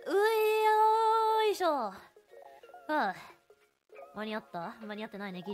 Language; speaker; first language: Japanese; native; Japanese